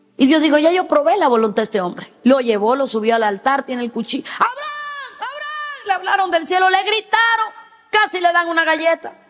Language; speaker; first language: Spanish; native; Spanish